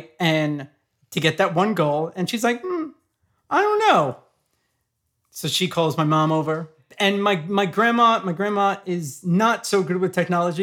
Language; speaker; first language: English; native; English